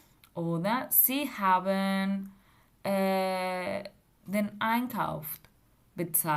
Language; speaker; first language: German; non-native, fluent; Spanish